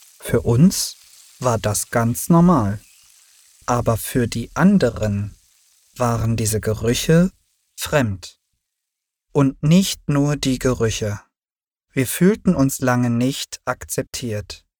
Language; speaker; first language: German; early bilingual, other home language; Turkish